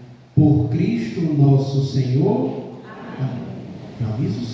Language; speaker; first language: Portuguese; native; Portuguese